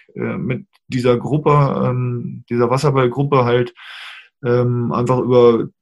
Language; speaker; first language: German; native; German